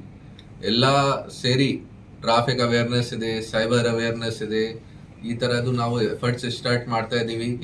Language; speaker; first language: Kannada; non-native, local second language; Hindi